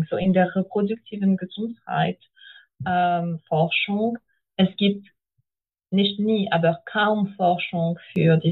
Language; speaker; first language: German; non-native, fluent; English